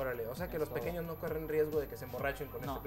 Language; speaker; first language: Spanish; native; Spanish